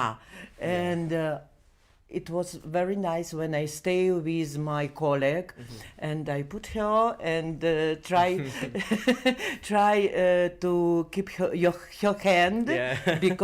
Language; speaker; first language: English; non-native, learner; Belarusian